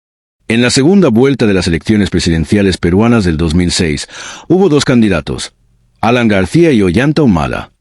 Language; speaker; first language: Spanish; native; Spanish